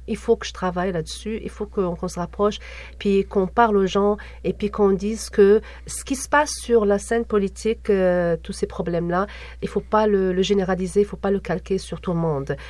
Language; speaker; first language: French; non-native, local second language; Arabic